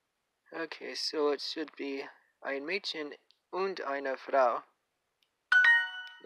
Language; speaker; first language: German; non-native, learner; English